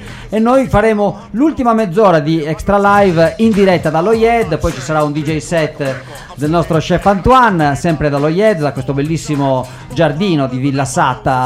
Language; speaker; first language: Italian; native; Italian